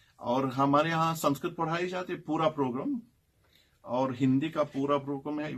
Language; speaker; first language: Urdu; non-native, fluent; German